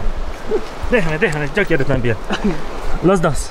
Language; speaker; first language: Spanish; non-native, learner; English